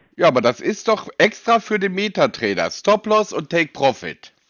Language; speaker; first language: German; native; German